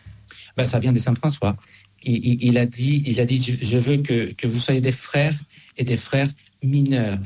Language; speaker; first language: French; non-native, fluent; Spanish